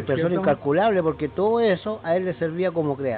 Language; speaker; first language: Spanish; native; Spanish